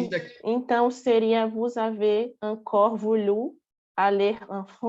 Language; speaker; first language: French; non-native, learner; Portuguese